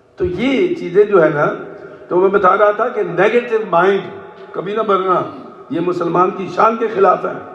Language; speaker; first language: Urdu; non-native, local second language; Punjabi